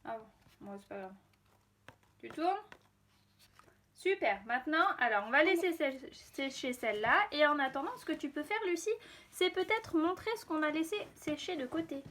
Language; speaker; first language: French; native; French